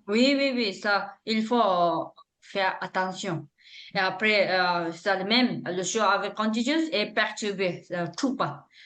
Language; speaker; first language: French; non-native, learner; Tibetan